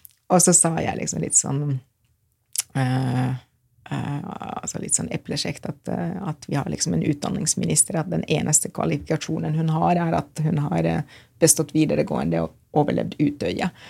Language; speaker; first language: Norwegian; non-native, fluent; Finnish